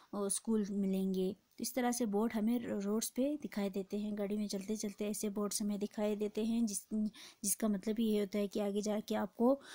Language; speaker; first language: Hindi; non-native, local second language; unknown